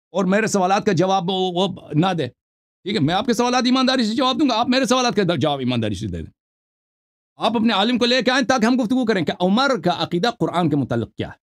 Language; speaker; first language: Urdu; non-native, local second language; Punjabi